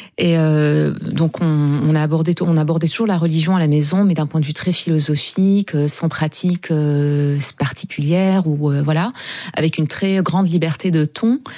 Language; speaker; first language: French; non-native, local second language; Arabic